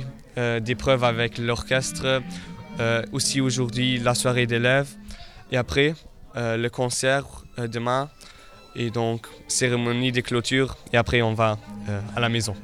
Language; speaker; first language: French; non-native, local second language; Luxembourgish